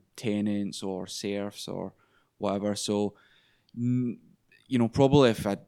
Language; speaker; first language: English; native; English